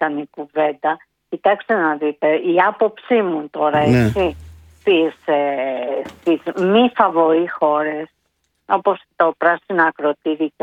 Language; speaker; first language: Greek; native; Greek